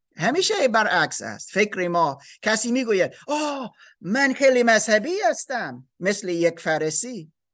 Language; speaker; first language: Persian; non-native, learner; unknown